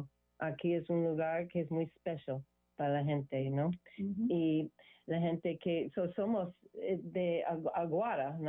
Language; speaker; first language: Spanish; non-native, learner; English